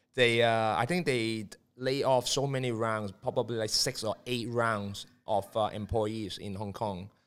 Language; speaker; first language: English; non-native, local second language; Cantonese